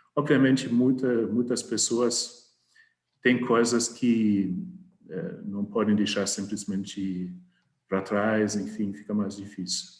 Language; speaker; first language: Portuguese; non-native, fluent; German